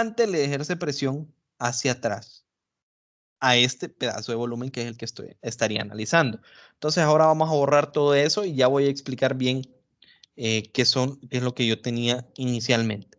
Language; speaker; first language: Spanish; native; Spanish